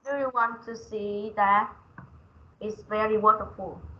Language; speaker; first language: English; non-native, learner; Vietnamese